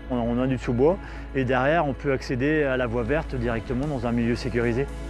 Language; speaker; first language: French; native; French